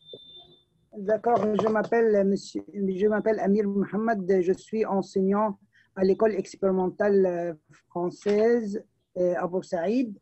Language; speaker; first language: French; non-native, fluent; Arabic